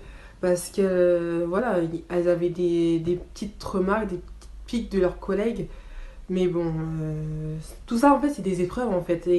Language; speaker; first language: French; early bilingual, other home language; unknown